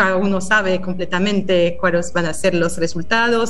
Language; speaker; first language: Spanish; non-native, fluent; French